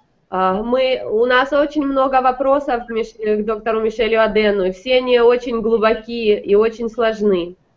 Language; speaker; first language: Russian; native; Russian